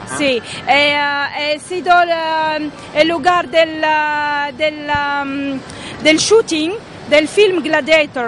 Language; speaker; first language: Spanish; non-native, local second language; Arabic